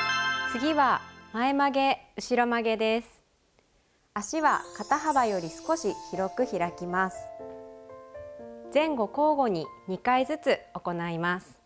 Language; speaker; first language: Japanese; native; Japanese